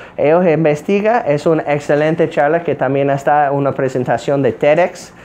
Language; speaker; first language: Spanish; non-native, fluent; English